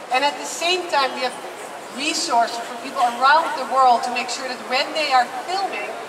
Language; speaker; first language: English; non-native, fluent; Dutch